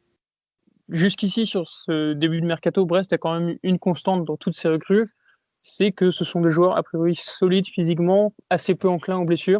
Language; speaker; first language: French; native; French